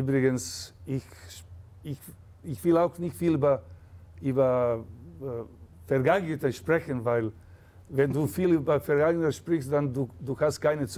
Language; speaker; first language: German; non-native, fluent; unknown